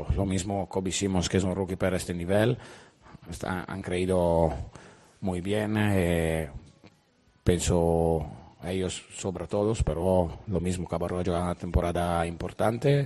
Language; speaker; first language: Spanish; non-native, fluent; Italian